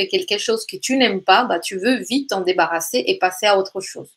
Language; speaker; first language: French; native; French